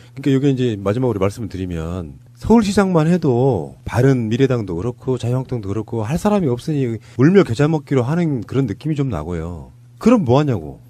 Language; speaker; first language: Korean; native; Korean